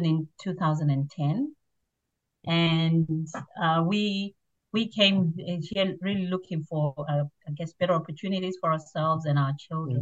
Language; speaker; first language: English; non-native, local second language; Shona